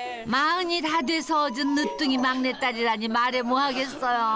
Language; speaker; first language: Korean; native; Korean